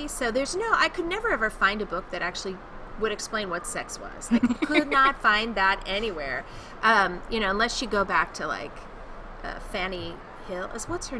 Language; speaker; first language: English; native; English